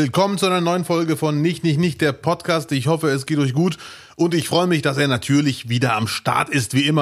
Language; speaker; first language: German; early bilingual, other home language; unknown